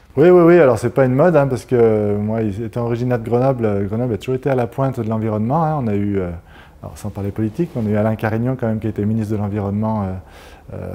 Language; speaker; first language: French; native; French